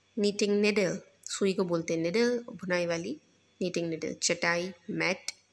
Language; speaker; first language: Urdu; native; Urdu